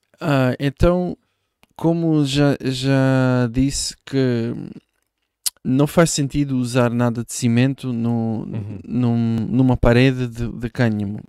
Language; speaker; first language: Portuguese; non-native, fluent; Hebrew